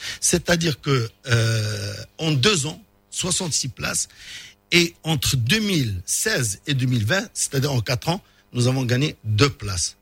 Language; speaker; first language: French; non-native, local second language; Arabic